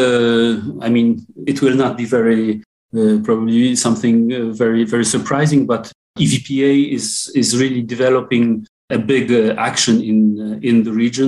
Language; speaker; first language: English; non-native, fluent; Polish